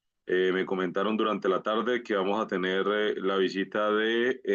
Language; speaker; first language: Spanish; native; Spanish